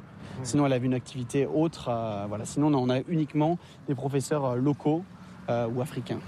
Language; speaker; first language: French; native; French